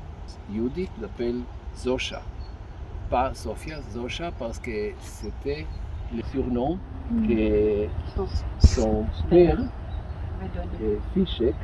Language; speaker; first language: French; non-native, fluent; Hebrew